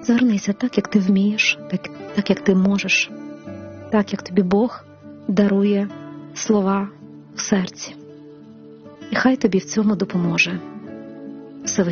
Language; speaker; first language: Ukrainian; native; Ukrainian